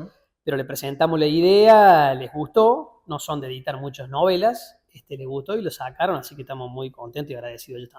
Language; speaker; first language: Spanish; native; Spanish